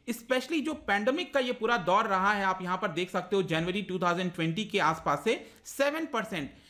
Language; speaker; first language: Hindi; native; Hindi